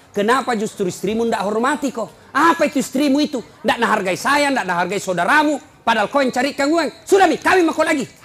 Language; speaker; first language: Indonesian; non-native, local second language; Buginese